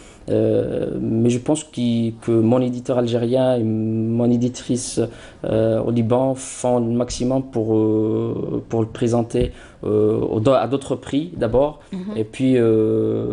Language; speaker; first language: French; non-native, local second language; Arabic